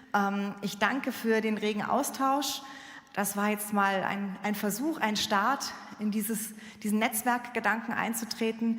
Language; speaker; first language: German; native; German